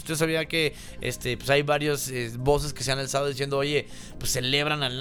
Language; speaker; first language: Spanish; native; Spanish